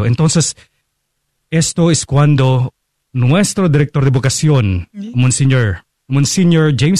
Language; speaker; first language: Spanish; non-native, fluent; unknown